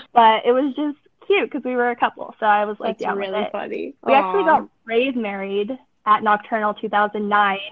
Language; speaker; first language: English; native; English